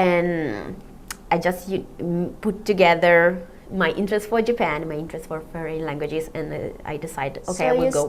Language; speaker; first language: English; non-native, fluent; Italian